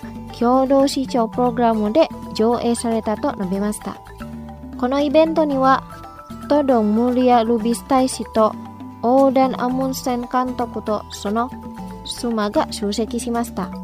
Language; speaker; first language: Japanese; non-native, fluent; Indonesian